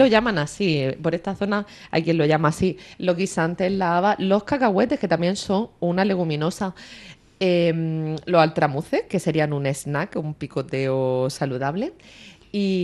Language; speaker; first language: Spanish; native; Spanish